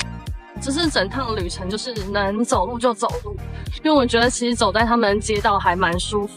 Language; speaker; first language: Chinese; native; Chinese